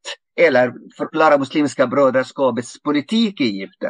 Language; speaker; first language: Swedish; non-native, fluent; Arabic